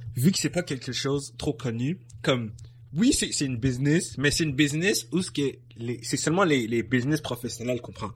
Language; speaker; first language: French; non-native, local second language; English